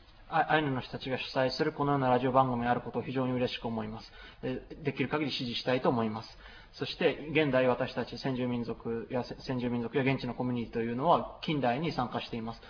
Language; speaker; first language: Japanese; native; Japanese